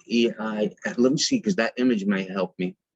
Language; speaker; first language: English; native; English